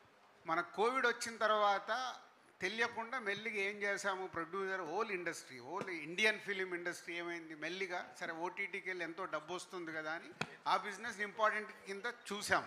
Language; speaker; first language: Telugu; native; Telugu